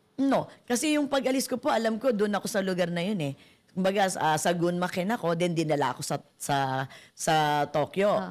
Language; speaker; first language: Filipino; native; Filipino